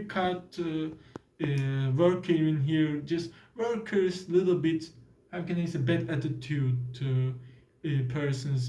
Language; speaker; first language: English; non-native, learner; Turkish